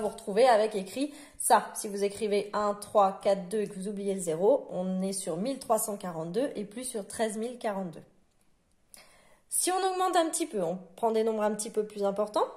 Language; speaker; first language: French; native; French